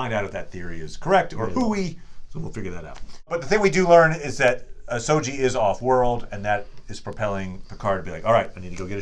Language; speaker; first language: English; native; English